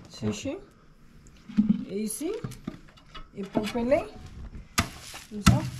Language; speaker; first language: French; non-native, learner; Spanish